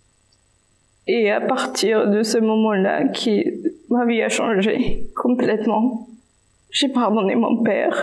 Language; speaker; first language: French; non-native, fluent; Spanish